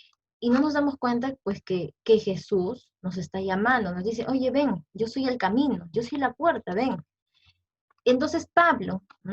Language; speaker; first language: Spanish; native; Spanish